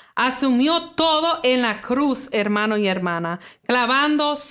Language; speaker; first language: Spanish; early bilingual, heritage; English